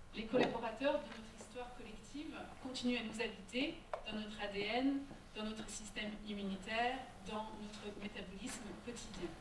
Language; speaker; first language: French; native; French